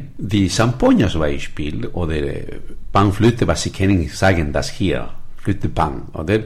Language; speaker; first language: German; non-native, learner; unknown